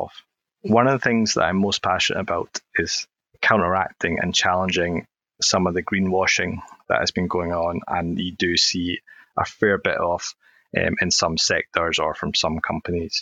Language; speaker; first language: English; native; English